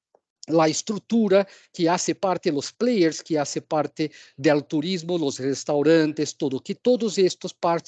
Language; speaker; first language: Spanish; non-native, fluent; Portuguese